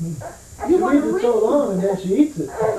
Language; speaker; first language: English; native; English